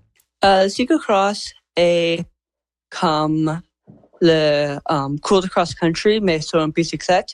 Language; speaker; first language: French; non-native, learner; English